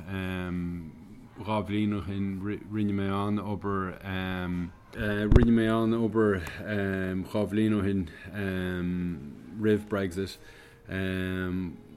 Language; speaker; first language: Irish; non-native, local second language; English